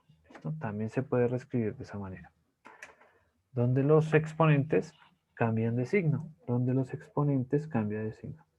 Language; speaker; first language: Spanish; native; Spanish